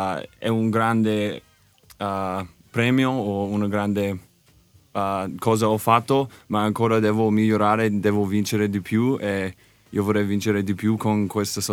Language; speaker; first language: Italian; non-native, learner; English